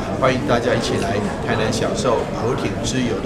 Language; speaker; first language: Chinese; native; Chinese